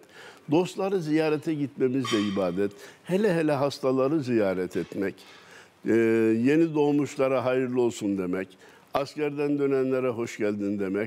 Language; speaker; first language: Turkish; native; Turkish